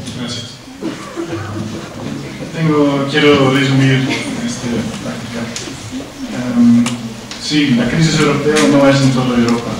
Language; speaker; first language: Spanish; non-native, learner; Dutch